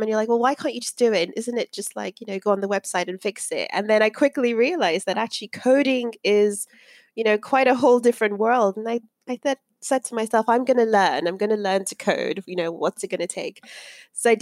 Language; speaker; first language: English; non-native, local second language; Yoruba